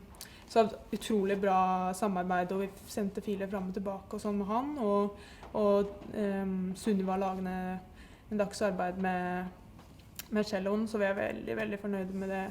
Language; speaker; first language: Norwegian; native; Norwegian